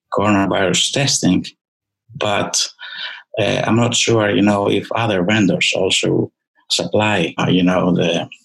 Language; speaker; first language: English; non-native, fluent; Greek